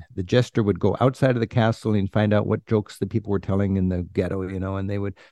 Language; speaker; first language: English; native; English